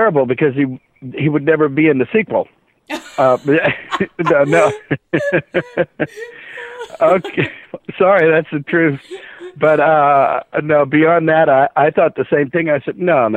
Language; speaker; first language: English; native; English